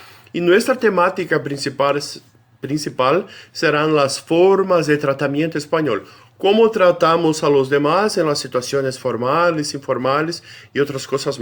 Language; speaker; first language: Spanish; non-native, fluent; Portuguese